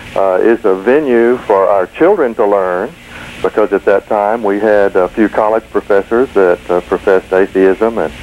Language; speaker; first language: English; native; English